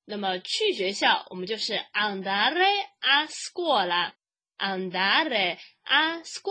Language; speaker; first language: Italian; non-native, fluent; Chinese